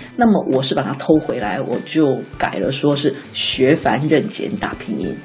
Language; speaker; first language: Chinese; non-native, local second language; Min Nan Chinese